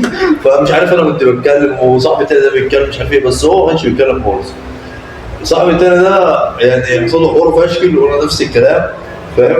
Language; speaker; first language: Arabic; native; Arabic